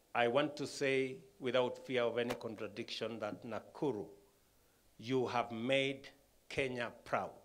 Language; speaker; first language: English; non-native, local second language; Kalenjin